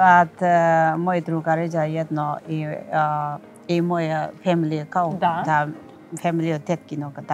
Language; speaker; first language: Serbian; non-native, learner; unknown